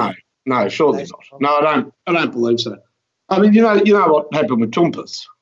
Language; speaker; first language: English; native; English